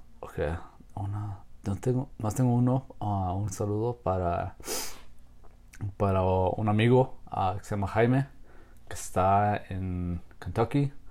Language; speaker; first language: Spanish; non-native, fluent; English